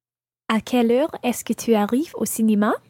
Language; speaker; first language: French; non-native, learner; English